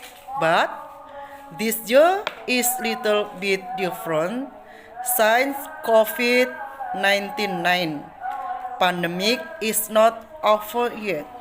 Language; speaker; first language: English; non-native, learner; Indonesian